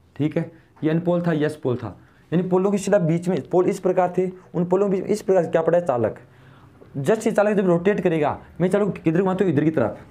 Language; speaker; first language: Hindi; native; Hindi